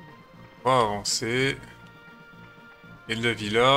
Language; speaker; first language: French; native; French